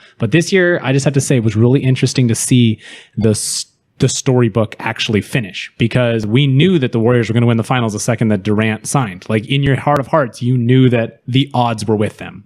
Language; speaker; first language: English; native; English